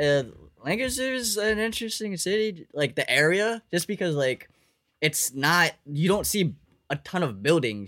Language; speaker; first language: English; native; English